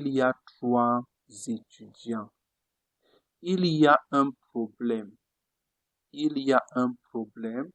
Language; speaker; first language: French; non-native, fluent; Italian